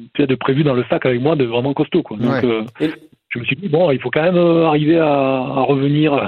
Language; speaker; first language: French; native; French